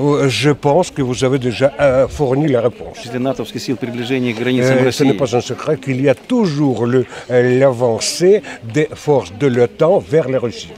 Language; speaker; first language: French; non-native, fluent; Russian